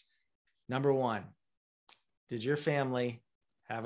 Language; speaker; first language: English; native; English